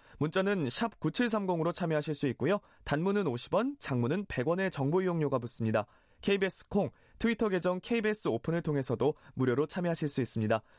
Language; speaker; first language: Korean; native; Korean